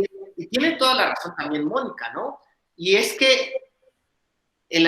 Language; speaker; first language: Spanish; native; Spanish